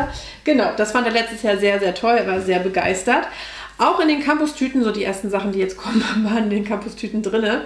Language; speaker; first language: German; native; German